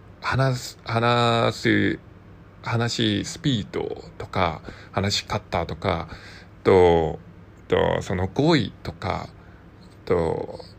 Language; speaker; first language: Japanese; non-native, learner; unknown